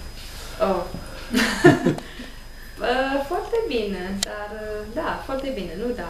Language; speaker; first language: Romanian; non-native, learner; English